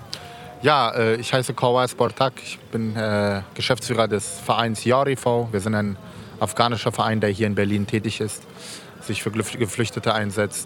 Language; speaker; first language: German; early bilingual, other home language; Persian